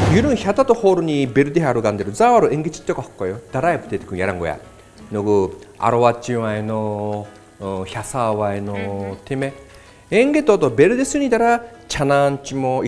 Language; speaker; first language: Mongolian; non-native, fluent; Japanese